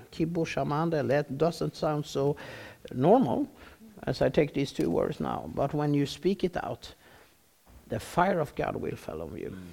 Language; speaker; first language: English; non-native, learner; Norwegian